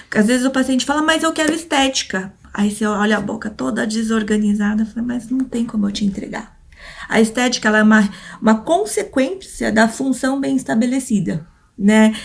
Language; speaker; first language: Portuguese; early bilingual, other home language; Korean